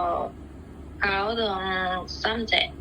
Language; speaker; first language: Cantonese; non-native, learner; Indonesian